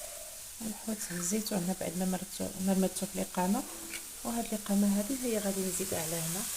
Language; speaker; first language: Arabic; native; Arabic